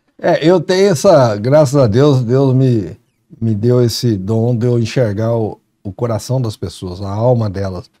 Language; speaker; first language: Portuguese; native; Portuguese